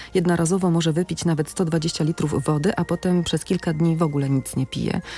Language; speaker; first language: Polish; native; Polish